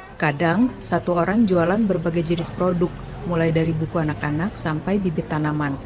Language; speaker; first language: Indonesian; native; Indonesian